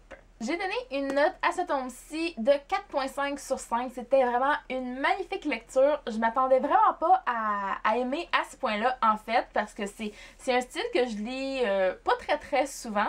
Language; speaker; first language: French; native; French